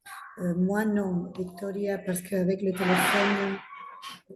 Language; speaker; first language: French; non-native, fluent; Spanish